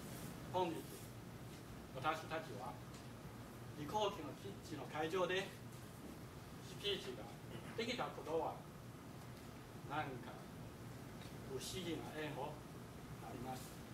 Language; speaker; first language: Japanese; non-native, fluent; Chinese